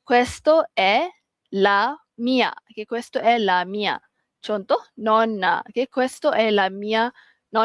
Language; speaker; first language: Italian; non-native, learner; Malay